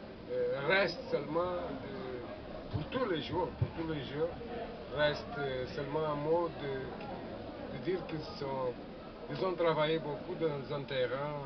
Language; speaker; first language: French; non-native, fluent; Portuguese